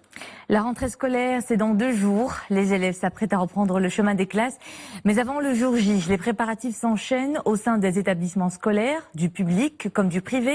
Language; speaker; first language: French; non-native, local second language; Arabic